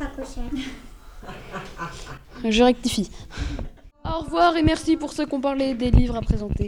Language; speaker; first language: French; native; French